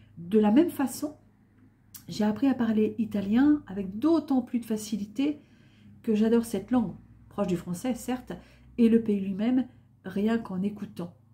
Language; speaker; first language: French; native; French